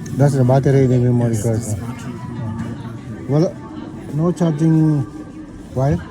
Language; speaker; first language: English; non-native, learner; Bikol